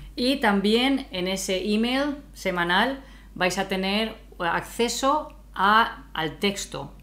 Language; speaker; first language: Spanish; native; Spanish